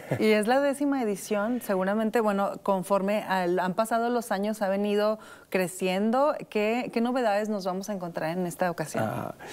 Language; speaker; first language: Spanish; native; Spanish